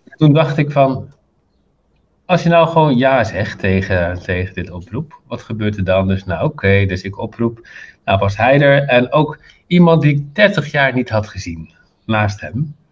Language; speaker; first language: Dutch; non-native, fluent; Arabic